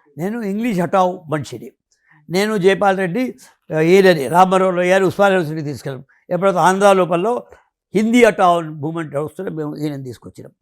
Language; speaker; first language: Telugu; native; Telugu